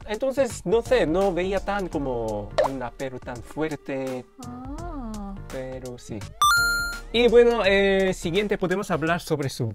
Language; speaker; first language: Spanish; non-native, fluent; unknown